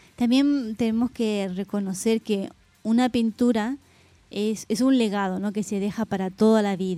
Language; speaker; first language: Spanish; native; Spanish